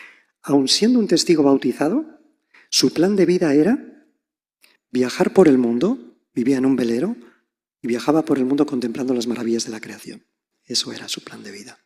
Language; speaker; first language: Spanish; native; Spanish